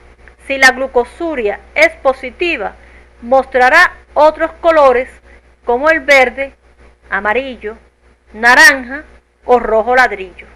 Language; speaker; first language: Spanish; native; Spanish